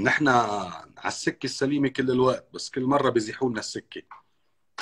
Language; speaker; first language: Arabic; native; Arabic